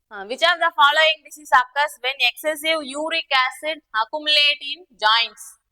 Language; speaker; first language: English; non-native, local second language; Tamil